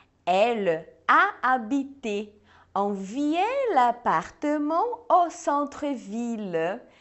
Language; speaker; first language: French; non-native, fluent; Portuguese